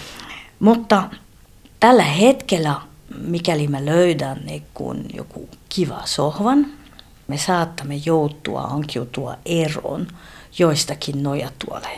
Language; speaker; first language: Finnish; non-native, fluent; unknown